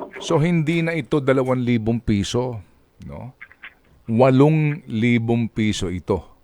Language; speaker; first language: Filipino; native; Filipino